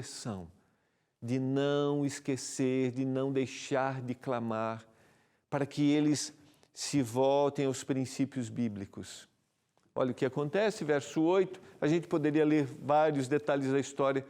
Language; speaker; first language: Portuguese; native; Portuguese